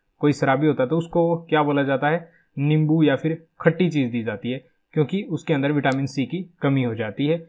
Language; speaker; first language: Hindi; native; Hindi